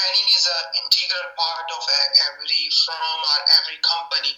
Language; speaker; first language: English; non-native, local second language; Urdu